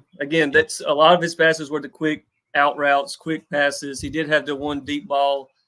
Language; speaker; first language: English; native; English